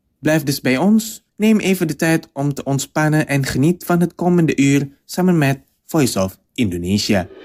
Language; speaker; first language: Dutch; non-native, fluent; Indonesian